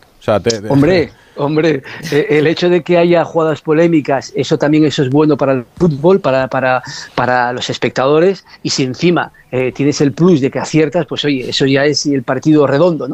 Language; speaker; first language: Spanish; native; Spanish